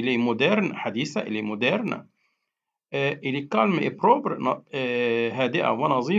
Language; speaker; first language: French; non-native, fluent; Arabic